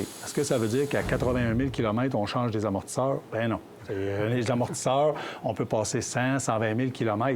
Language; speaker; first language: French; native; French